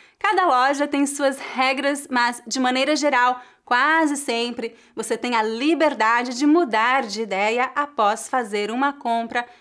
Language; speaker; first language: Portuguese; native; Portuguese